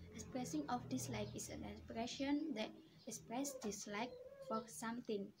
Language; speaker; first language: English; non-native, learner; Indonesian